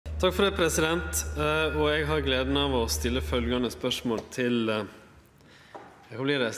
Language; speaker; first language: Norwegian; native; Norwegian